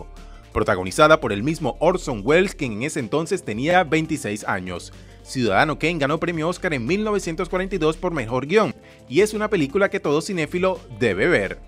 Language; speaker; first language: Spanish; native; Spanish